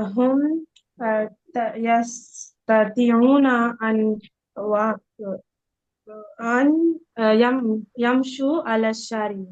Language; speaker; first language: Arabic; non-native, learner; Urdu